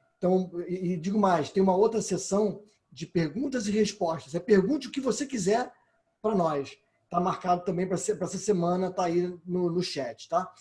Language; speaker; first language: Portuguese; native; Portuguese